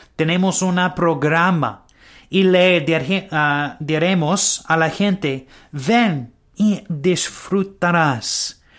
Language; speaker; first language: Spanish; non-native, learner; English